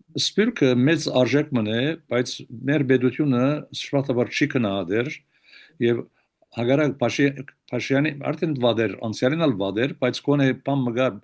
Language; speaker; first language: Armenian; early bilingual, heritage; Armenian